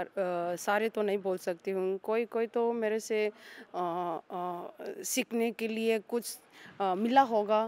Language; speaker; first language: Hindi; non-native, local second language; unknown